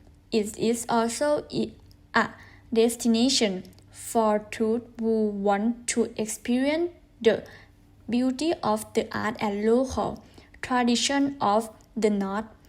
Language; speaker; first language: English; non-native, learner; Thai